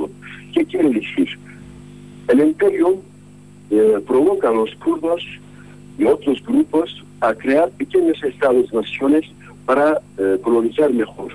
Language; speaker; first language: Spanish; non-native, fluent; Kurdish